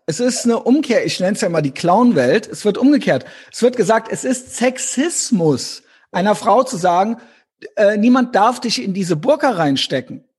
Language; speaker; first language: German; native; German